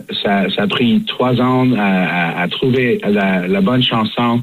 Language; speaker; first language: French; non-native, fluent; English